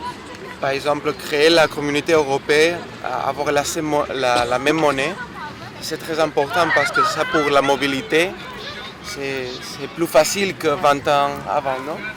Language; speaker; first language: French; non-native, fluent; Spanish